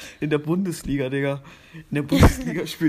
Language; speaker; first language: German; native; German